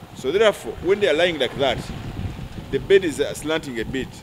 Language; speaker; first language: English; non-native, local second language; Ganda